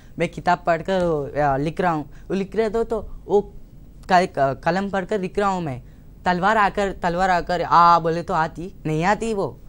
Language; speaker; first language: Hindi; non-native, local second language; Telugu